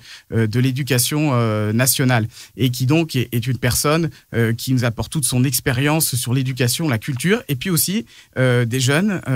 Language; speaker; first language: French; native; French